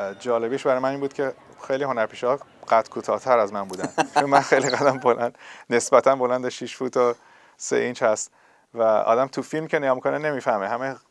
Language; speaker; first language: Persian; early bilingual, heritage; Persian